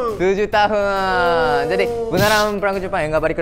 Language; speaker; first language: Indonesian; non-native, fluent; Japanese